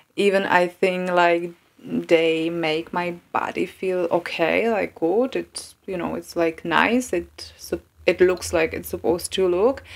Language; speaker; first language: English; non-native, fluent; Czech